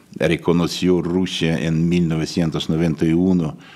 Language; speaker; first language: Spanish; non-native, fluent; Russian